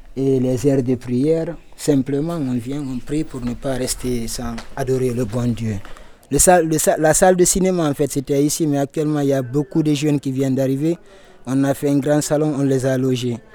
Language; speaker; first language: French; non-native, local second language; Fula